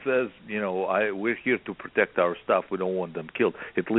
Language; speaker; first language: English; non-native, fluent; Russian